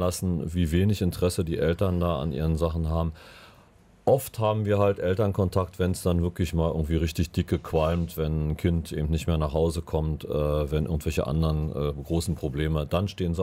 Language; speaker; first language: German; native; German